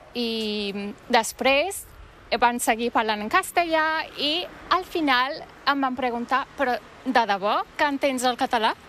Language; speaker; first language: Catalan; non-native, fluent; Turkish